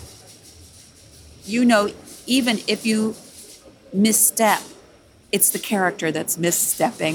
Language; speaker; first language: English; native; English